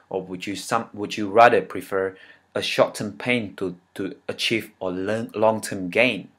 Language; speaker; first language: English; non-native, fluent; Indonesian